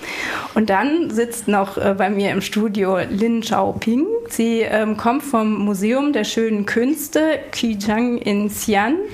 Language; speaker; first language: German; native; German